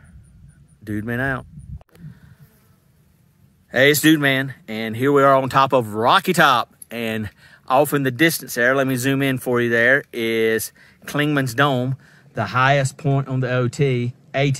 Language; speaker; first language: English; native; English